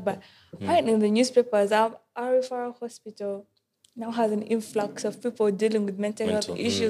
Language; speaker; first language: English; non-native, local second language; Ganda